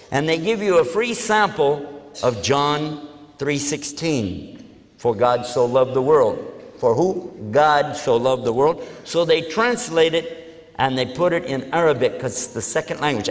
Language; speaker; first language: English; native; English